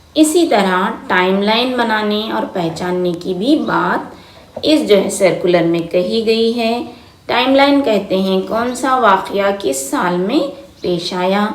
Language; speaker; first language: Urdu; native; Urdu